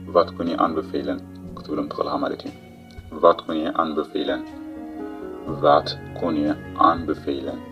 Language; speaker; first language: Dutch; non-native, learner; Tigrinya